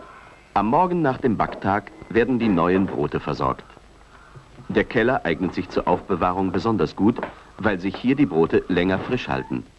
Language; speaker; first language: German; native; German